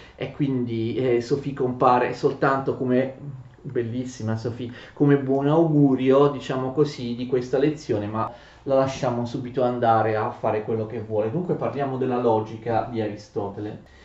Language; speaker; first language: Italian; native; Italian